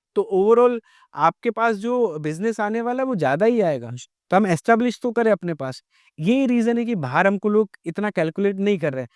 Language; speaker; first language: Hindi; native; Hindi